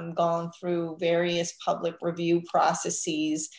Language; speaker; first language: English; native; English